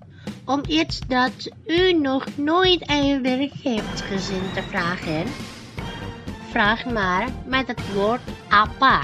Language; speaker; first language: Dutch; non-native, fluent; Indonesian